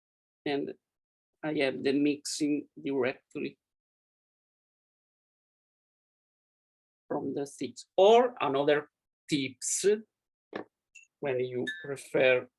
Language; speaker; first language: English; non-native, learner; Italian